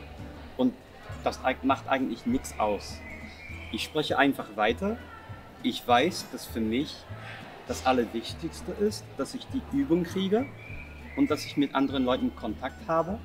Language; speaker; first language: German; non-native, fluent; English